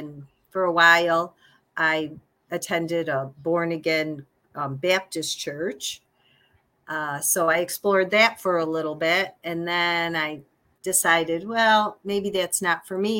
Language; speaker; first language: English; native; English